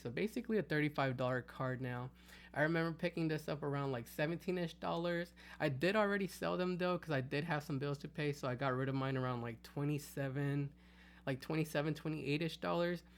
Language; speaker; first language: English; native; English